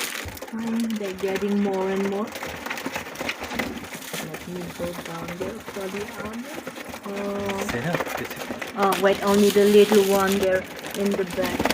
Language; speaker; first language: English; non-native, local second language; Filipino